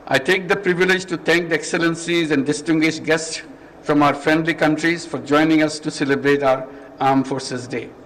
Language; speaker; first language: English; non-native, local second language; Bangla